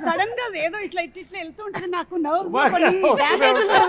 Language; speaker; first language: Telugu; native; Telugu